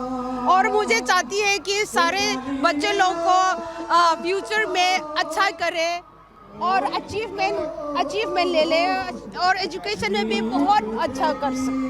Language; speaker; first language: Hindi; non-native, local second language; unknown